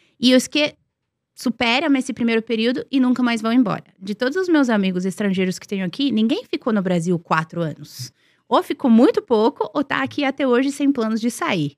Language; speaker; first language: Portuguese; non-native, fluent; Serbian